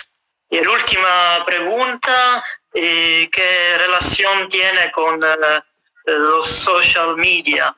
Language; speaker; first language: Spanish; non-native, fluent; Italian